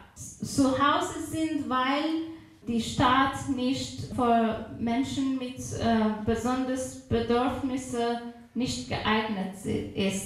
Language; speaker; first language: German; non-native, fluent; Persian